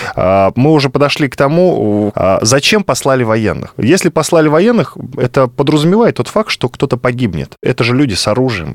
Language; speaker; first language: Russian; native; Russian